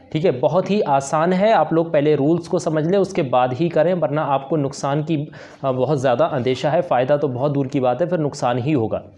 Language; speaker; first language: Urdu; native; Urdu